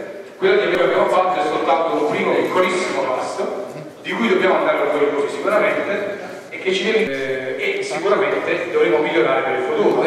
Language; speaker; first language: Italian; native; Italian